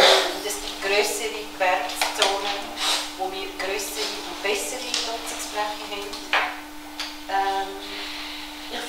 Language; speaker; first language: German; early bilingual, other home language; Tibetan